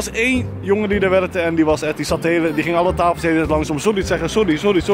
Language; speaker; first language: Dutch; native; Dutch